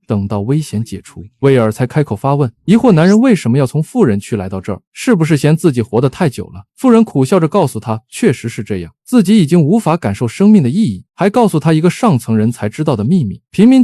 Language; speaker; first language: Chinese; native; Chinese